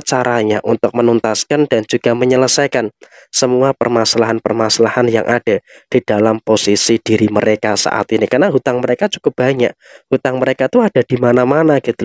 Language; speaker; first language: Indonesian; native; Indonesian